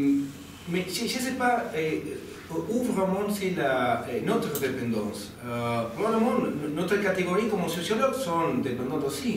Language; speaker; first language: French; non-native, learner; Spanish